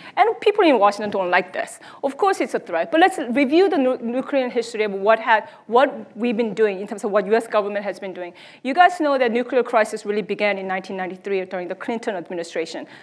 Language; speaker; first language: English; early bilingual, other home language; Korean